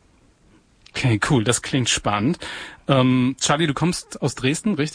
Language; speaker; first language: German; native; German